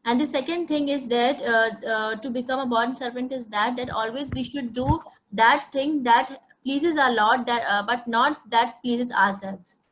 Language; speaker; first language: English; non-native, local second language; Hindi